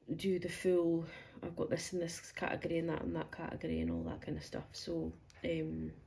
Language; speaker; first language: English; native; English